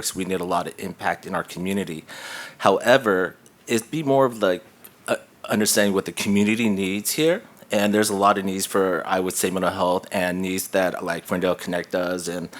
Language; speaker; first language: English; native; English